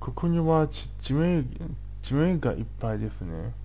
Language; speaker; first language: Japanese; non-native, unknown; Chinese